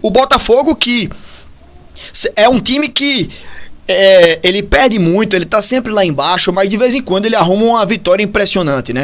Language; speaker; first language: Portuguese; native; Portuguese